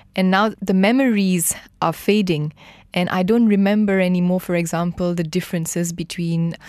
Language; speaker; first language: English; non-native, fluent; Morisyen